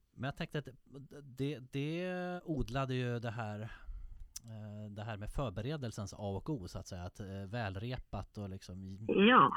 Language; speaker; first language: Swedish; native; Swedish